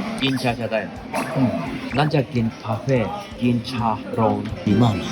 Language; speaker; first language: Thai; non-native, learner; Japanese